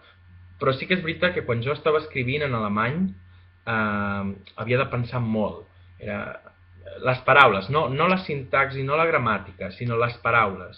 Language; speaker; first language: Catalan; non-native, fluent; Spanish